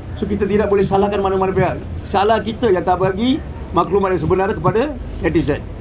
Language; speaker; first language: Malay; non-native, local second language; Tamil